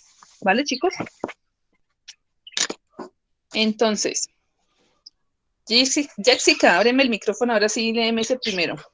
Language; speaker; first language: Spanish; native; Spanish